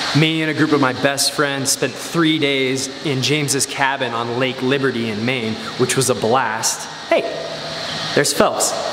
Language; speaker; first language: English; native; English